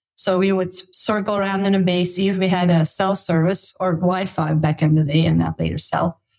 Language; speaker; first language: English; non-native, fluent; Dutch